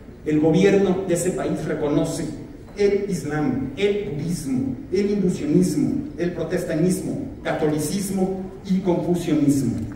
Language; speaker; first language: Spanish; native; Spanish